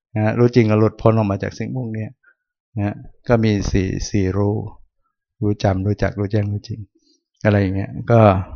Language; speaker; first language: Thai; native; Thai